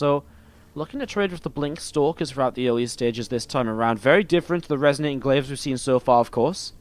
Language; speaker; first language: English; native; English